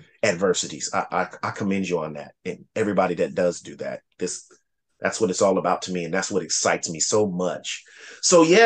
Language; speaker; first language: English; native; English